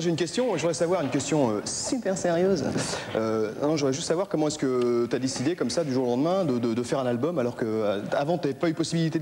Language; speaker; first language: French; native; French